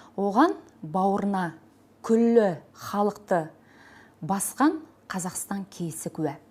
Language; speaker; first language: Kazakh; native; Kazakh